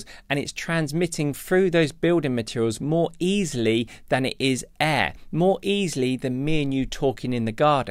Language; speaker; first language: English; native; English